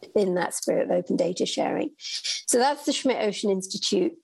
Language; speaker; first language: English; native; English